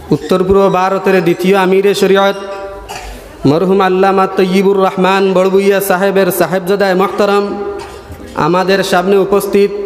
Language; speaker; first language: Bangla; native; Bangla